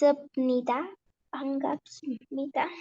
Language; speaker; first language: Korean; non-native, learner; Spanish